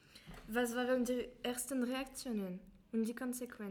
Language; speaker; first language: German; non-native, learner; French